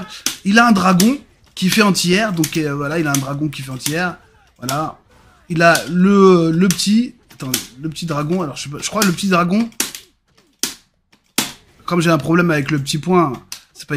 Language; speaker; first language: French; native; French